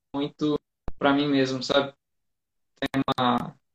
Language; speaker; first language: Portuguese; native; Portuguese